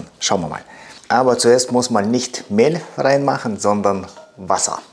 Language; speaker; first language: German; non-native, fluent; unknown